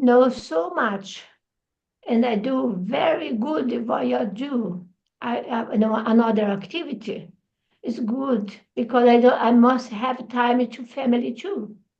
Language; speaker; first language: English; non-native, learner; Portuguese